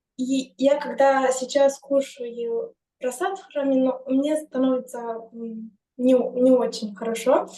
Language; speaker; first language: Russian; non-native, fluent; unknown